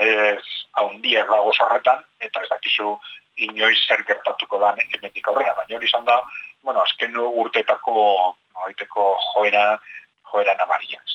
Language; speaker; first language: Basque; native; Basque